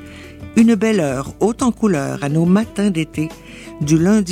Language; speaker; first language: French; native; French